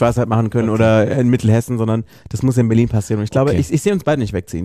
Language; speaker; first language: German; native; German